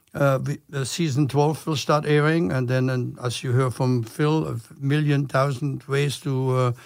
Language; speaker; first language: English; non-native, fluent; German